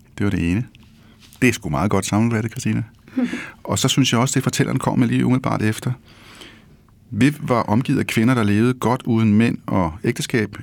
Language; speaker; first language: Danish; native; Danish